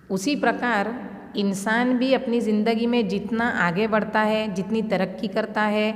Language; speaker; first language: Urdu; non-native, local second language; Gujarati